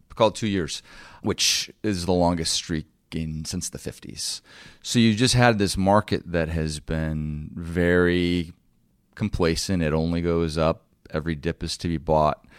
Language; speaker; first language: English; native; English